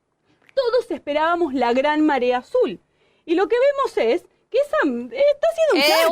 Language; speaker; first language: Spanish; native; Spanish